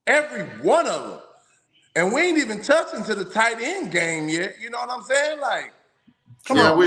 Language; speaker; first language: English; native; English